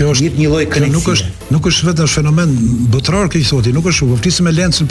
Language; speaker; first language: Albanian; native; Albanian